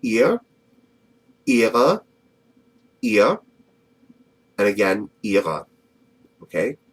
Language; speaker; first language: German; non-native, fluent; English